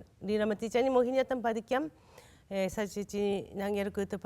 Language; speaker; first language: Malayalam; non-native, learner; Japanese